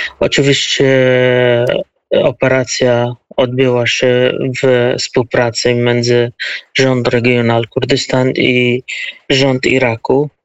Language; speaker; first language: Polish; non-native, learner; Kurdish